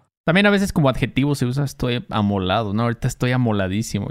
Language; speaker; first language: Spanish; native; Spanish